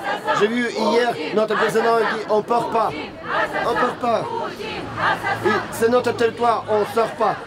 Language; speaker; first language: French; non-native, learner; Ukrainian